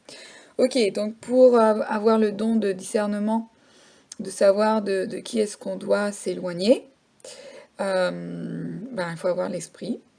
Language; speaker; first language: French; native; French